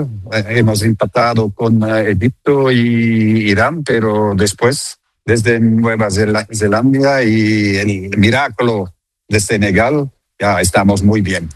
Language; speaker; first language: Spanish; non-native, fluent; Dutch